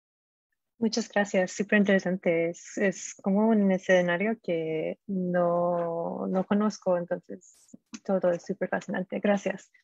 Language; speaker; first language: Spanish; non-native, fluent; English